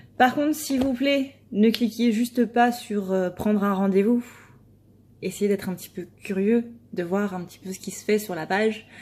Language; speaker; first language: French; native; French